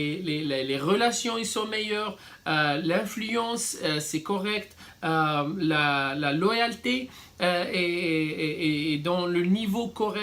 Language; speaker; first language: French; non-native, fluent; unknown